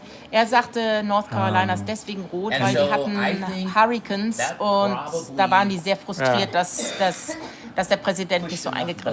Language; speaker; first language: German; native; German